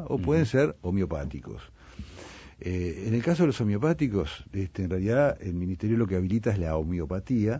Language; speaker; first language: Spanish; native; Spanish